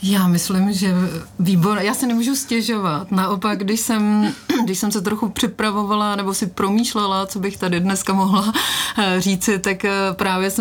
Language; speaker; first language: Czech; native; Czech